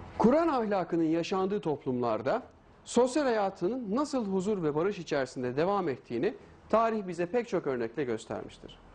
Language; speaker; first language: Turkish; native; Turkish